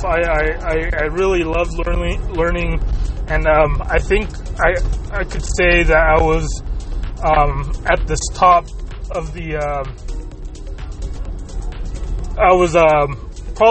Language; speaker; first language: English; early bilingual, other home language; Spanish